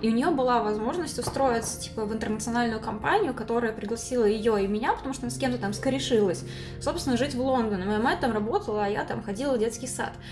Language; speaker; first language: Russian; native; Russian